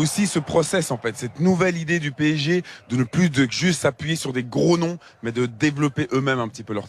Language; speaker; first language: French; native; French